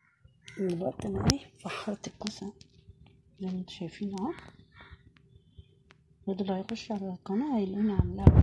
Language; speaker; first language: Arabic; native; Arabic